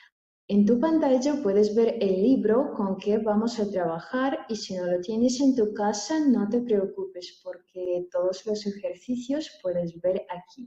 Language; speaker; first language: Spanish; non-native, fluent; Russian